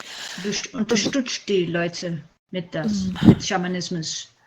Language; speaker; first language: German; non-native, learner; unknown